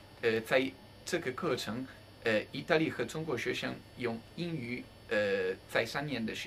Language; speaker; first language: Chinese; non-native, fluent; Italian